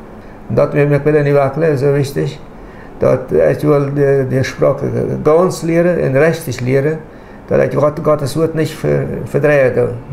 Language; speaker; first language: German; non-native, local second language; Low German